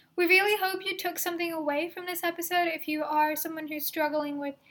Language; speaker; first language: English; early bilingual, other home language; Hindi